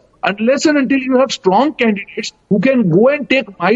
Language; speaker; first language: English; non-native, local second language; Gujarati